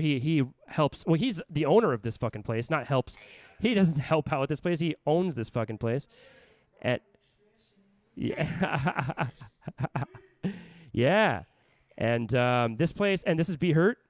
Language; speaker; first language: English; native; English